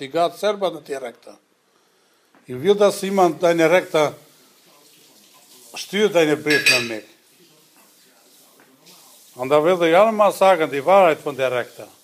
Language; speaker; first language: Dutch; non-native, learner; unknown